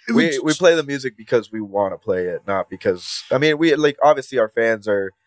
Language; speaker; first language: English; non-native, fluent; Spanish